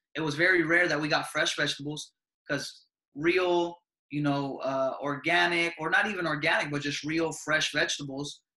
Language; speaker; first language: English; native; English